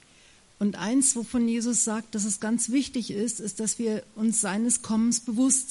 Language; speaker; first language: German; native; German